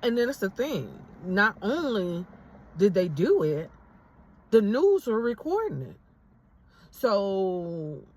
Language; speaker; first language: English; native; English